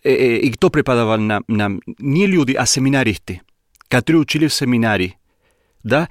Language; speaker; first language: Russian; non-native, learner; Spanish